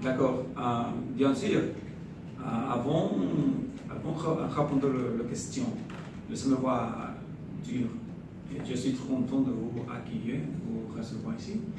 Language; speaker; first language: French; non-native, fluent; Spanish